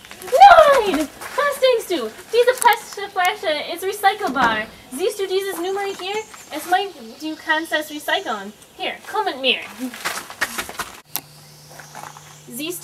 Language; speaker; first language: German; non-native, learner; English